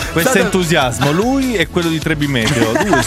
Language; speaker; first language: Italian; native; Italian